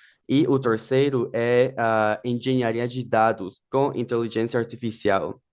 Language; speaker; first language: Portuguese; non-native, fluent; Spanish